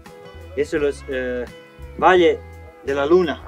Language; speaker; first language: Spanish; non-native, learner; Serbian